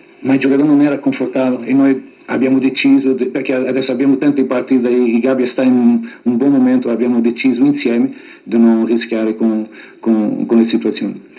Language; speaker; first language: Italian; non-native, fluent; Portuguese